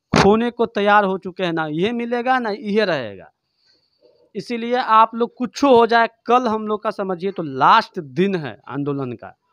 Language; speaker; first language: Hindi; native; Hindi